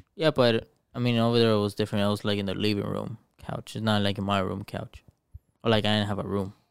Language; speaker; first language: English; early bilingual, other home language; Spanish